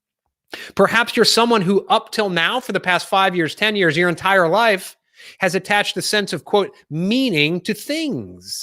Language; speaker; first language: English; native; English